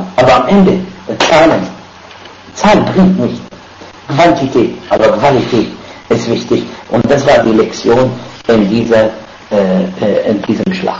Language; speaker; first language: German; non-native, fluent; Arabic